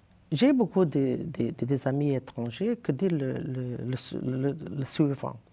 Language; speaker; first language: French; non-native, learner; Portuguese